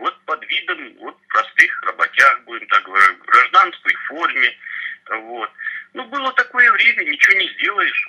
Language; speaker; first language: Russian; native; Russian